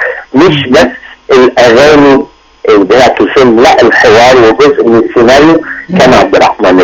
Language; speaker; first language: Arabic; native; Arabic